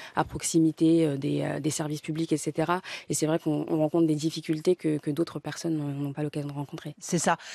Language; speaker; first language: French; native; French